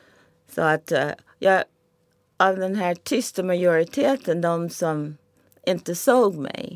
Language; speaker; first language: Swedish; non-native, fluent; English